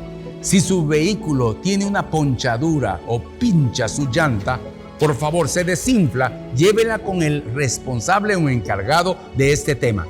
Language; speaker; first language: Spanish; native; Spanish